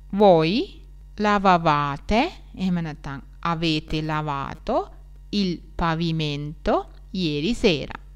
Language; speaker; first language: Italian; non-native, fluent; Sinhala